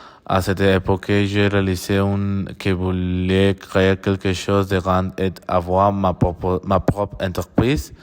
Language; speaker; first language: French; non-native, learner; Spanish